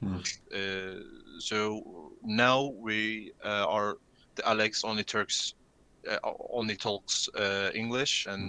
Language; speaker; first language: English; non-native, learner; Turkish